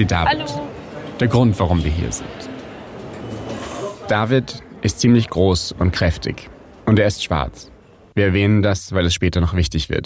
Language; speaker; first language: German; native; German